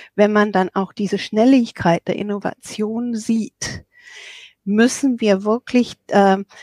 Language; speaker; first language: German; non-native, fluent; English